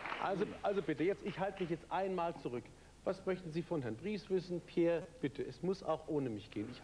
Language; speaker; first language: German; native; German